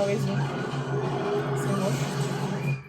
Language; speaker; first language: French; native; French